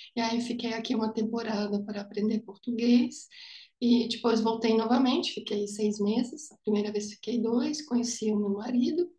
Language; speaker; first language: Portuguese; non-native, fluent; German